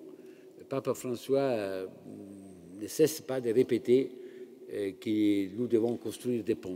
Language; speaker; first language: French; non-native, fluent; Italian